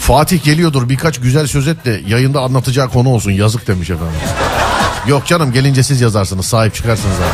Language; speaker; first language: Turkish; native; Turkish